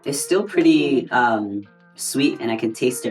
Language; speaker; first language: English; early bilingual, other home language; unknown